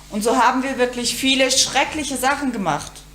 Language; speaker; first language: German; native; German